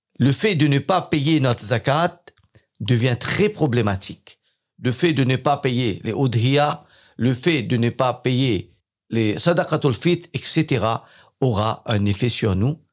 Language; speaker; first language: French; non-native, fluent; English